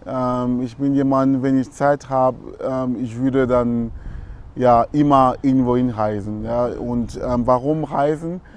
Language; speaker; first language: German; non-native, fluent; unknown